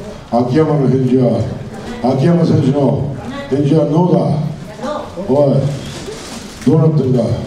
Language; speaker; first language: Japanese; native; Japanese